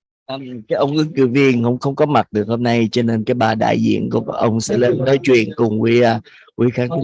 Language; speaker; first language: Vietnamese; native; Vietnamese